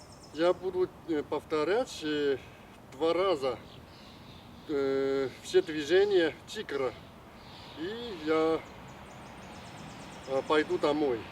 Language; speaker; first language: Russian; non-native, learner; Chinese